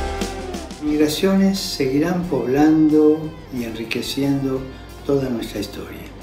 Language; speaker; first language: Spanish; native; Spanish